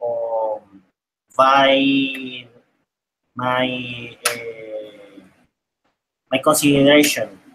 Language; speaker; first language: English; non-native, learner; Spanish